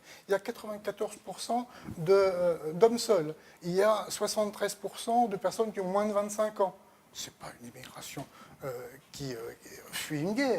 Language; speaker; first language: French; native; French